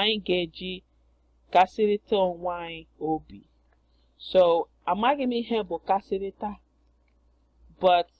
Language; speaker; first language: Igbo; non-native, learner; English